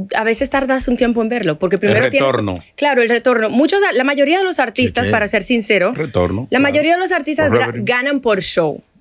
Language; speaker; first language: Spanish; non-native, fluent; Haitian Creole